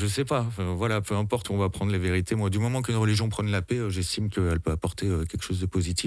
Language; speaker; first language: French; native; French